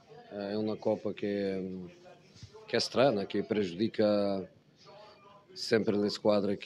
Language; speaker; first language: Italian; non-native, fluent; Portuguese